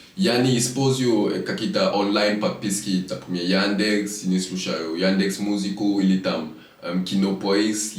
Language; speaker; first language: Russian; non-native, fluent; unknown